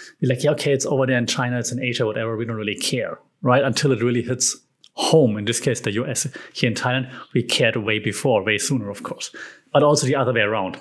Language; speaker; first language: English; non-native, fluent; German